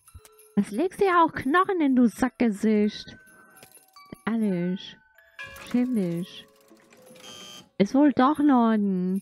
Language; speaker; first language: German; native; German